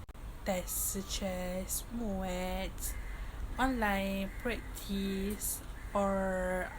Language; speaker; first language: English; non-native, local second language; Malay